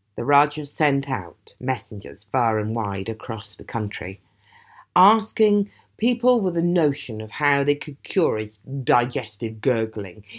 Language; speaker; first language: English; native; English